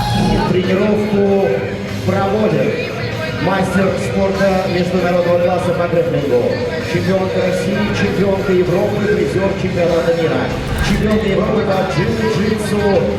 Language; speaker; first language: Russian; native; Russian